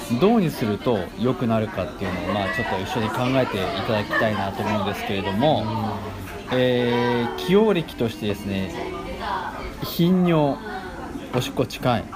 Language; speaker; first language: Japanese; native; Japanese